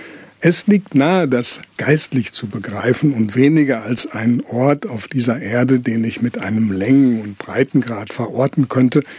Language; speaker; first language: German; native; German